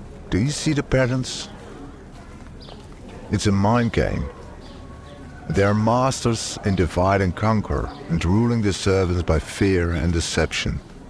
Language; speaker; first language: English; non-native, fluent; Dutch